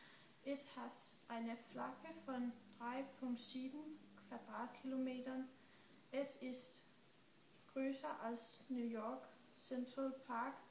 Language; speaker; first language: German; non-native, learner; Danish